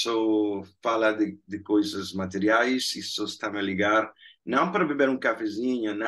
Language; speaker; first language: Portuguese; non-native, fluent; Spanish